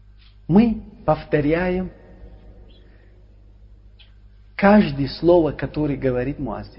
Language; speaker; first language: Russian; non-native, learner; Uzbek